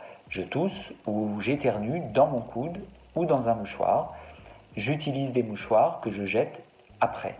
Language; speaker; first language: French; native; French